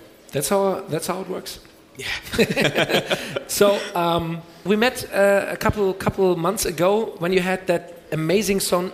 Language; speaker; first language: English; non-native, fluent; German